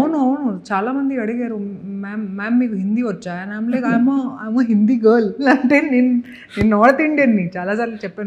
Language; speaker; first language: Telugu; non-native, fluent; Hindi